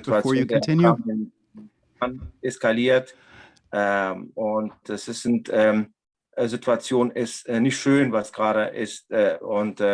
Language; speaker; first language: German; non-native, fluent; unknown